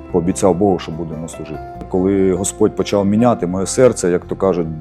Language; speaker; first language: Ukrainian; early bilingual, other home language; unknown